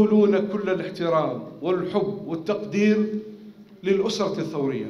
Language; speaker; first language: Arabic; native; Arabic